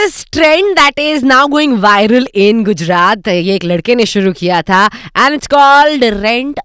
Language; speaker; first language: Hindi; native; Hindi